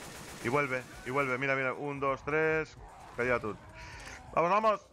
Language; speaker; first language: Spanish; native; Spanish